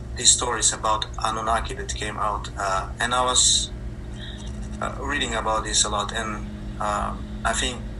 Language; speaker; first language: English; non-native, fluent; Slovenian